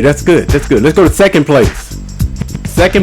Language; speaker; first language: English; native; English